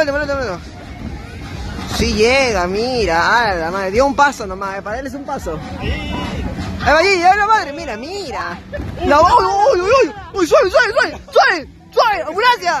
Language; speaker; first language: Spanish; native; Spanish